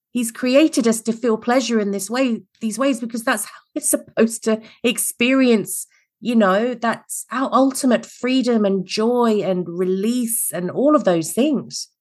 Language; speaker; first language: English; native; English